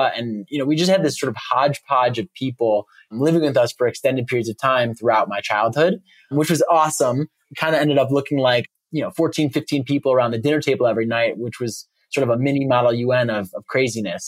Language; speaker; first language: English; native; English